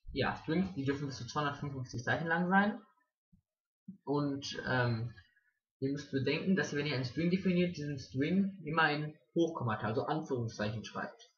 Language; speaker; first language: German; native; German